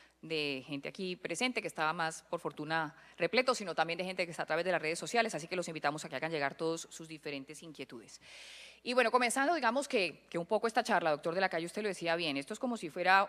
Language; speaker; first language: Spanish; native; Spanish